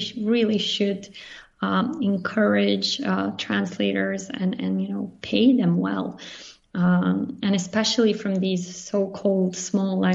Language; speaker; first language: English; non-native, fluent; Serbian